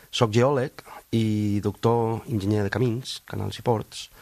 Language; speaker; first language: Catalan; non-native, local second language; Spanish